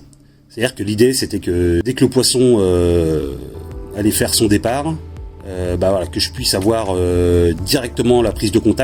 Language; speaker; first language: French; native; French